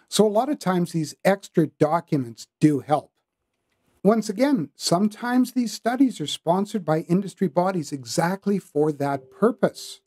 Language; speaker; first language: English; native; English